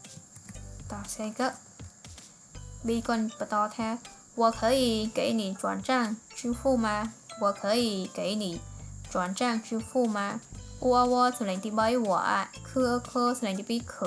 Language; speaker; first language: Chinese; non-native, fluent; Khmer